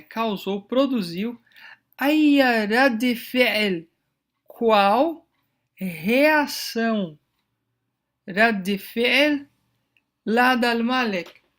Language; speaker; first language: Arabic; non-native, fluent; Portuguese